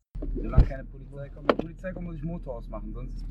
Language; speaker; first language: German; native; German